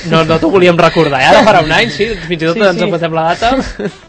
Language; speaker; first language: Catalan; native; Catalan